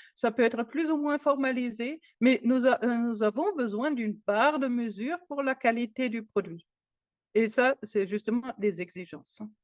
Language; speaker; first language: French; non-native, fluent; German